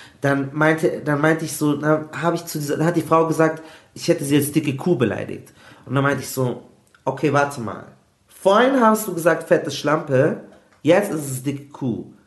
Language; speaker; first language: German; native; German